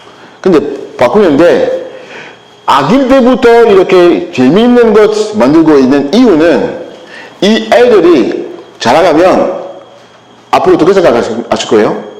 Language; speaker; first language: Korean; non-native, learner; French